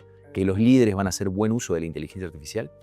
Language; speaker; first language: Spanish; native; Spanish